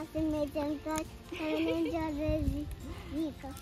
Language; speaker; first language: Romanian; early bilingual, heritage; Romanian